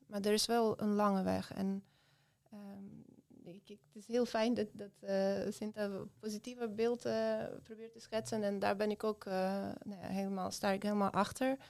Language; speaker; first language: Dutch; non-native, fluent; Ukrainian